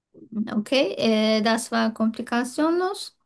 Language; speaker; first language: German; non-native, learner; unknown